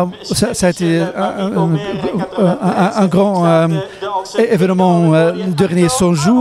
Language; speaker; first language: French; non-native, fluent; Riffian